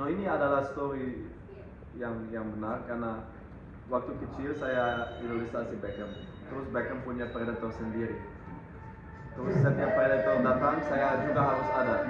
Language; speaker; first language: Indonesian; non-native, fluent; Dutch